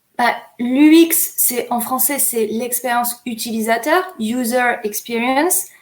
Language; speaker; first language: French; native; French